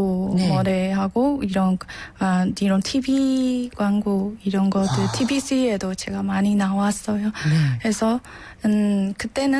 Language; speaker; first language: Korean; non-native, fluent; Burmese